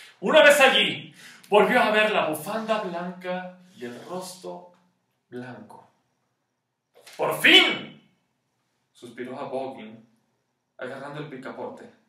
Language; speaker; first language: Spanish; native; Spanish